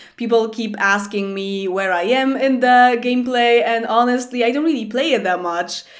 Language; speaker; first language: English; non-native, fluent; Polish